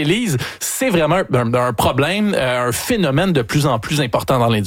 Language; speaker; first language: French; native; French